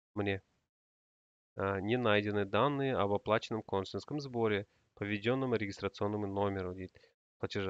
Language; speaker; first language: Russian; non-native, local second language; Kazakh